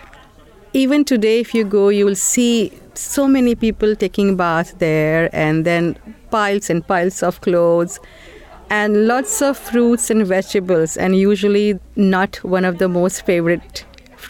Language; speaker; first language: English; non-native, local second language; Hindi